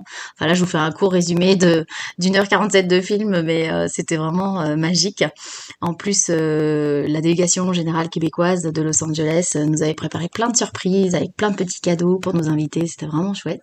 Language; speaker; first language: French; native; French